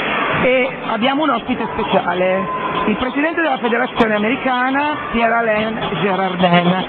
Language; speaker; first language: Italian; native; Italian